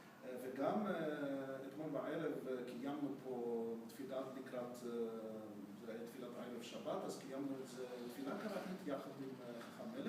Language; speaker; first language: Hebrew; non-native, fluent; Russian